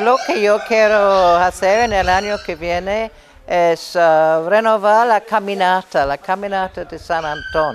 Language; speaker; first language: Spanish; non-native, fluent; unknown